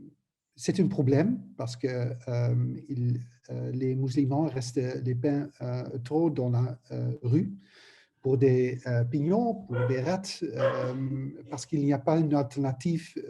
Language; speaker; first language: French; non-native, learner; Dutch